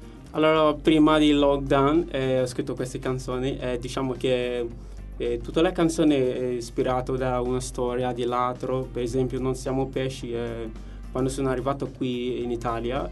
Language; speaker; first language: Italian; non-native, learner; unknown